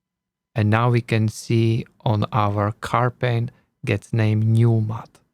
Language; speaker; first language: English; non-native, learner; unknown